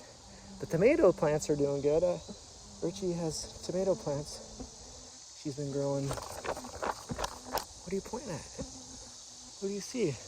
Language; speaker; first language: English; native; English